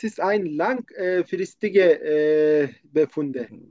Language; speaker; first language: German; non-native, learner; Turkish